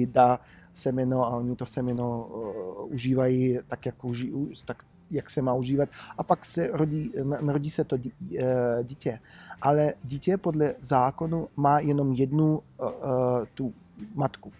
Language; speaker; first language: Czech; non-native, fluent; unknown